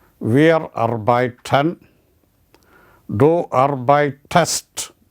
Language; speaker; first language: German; non-native, learner; Malayalam